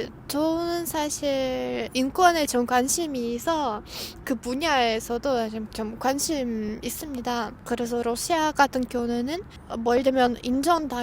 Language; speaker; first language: Korean; non-native, fluent; Russian